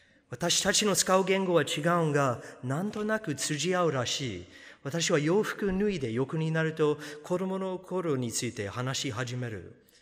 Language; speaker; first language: Japanese; non-native, fluent; English